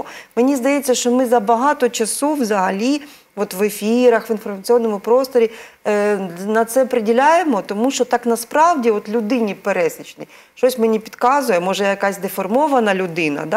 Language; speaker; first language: Ukrainian; native; Ukrainian